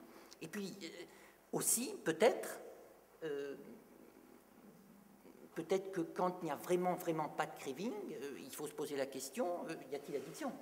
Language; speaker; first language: French; native; French